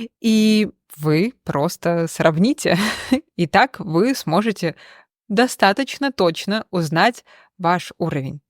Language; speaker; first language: Russian; native; Russian